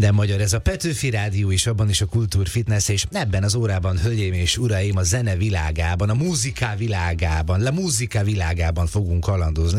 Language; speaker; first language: Hungarian; native; Hungarian